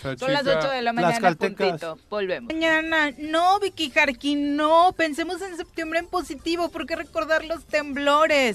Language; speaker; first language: Spanish; native; Spanish